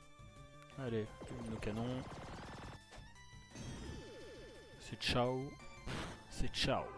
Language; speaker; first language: French; native; French